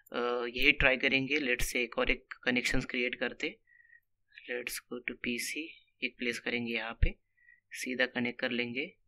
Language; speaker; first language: Hindi; non-native, local second language; Marathi